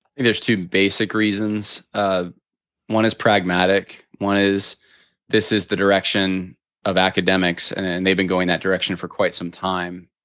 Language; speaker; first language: English; native; English